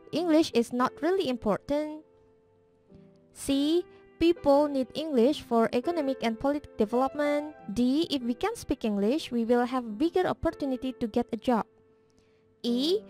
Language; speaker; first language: English; non-native, fluent; Indonesian